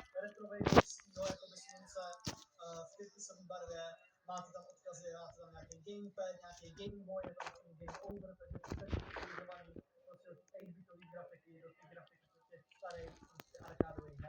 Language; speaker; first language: Czech; native; Czech